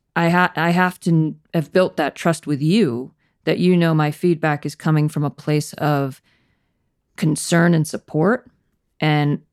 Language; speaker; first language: English; native; English